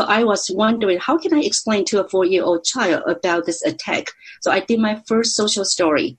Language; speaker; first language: English; non-native, fluent; Chinese